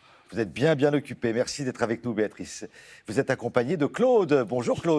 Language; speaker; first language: French; native; French